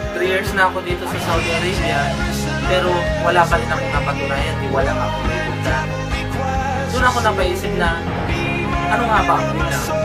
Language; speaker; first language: Filipino; non-native, local second language; Iloko